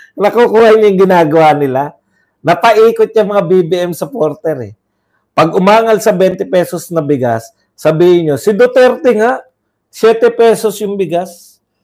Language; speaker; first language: Filipino; non-native, local second language; Iloko